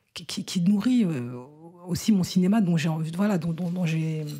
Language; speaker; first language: French; native; French